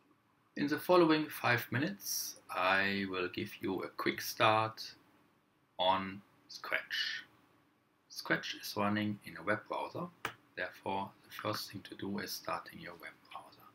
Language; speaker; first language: English; non-native, fluent; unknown